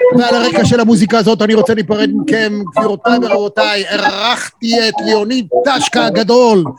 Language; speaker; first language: Hebrew; native; Hebrew